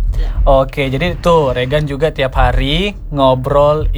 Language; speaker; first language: Indonesian; native; Indonesian